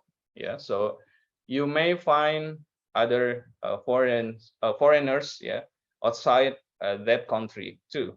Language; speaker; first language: English; non-native, learner; Indonesian